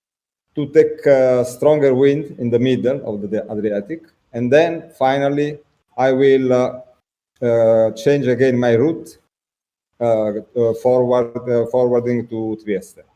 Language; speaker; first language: English; non-native, learner; Italian